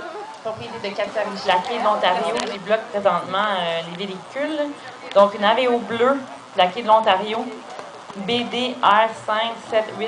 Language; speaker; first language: French; native; French